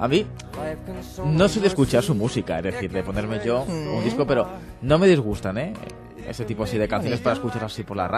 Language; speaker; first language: Spanish; native; Spanish